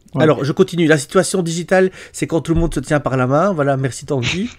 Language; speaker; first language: French; native; French